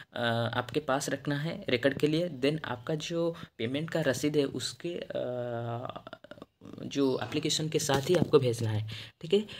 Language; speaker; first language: Hindi; non-native, local second language; Odia